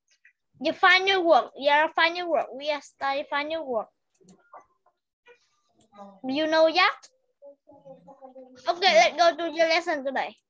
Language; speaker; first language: English; non-native, learner; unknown